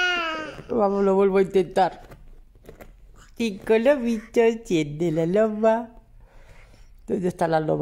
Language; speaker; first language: Spanish; native; Spanish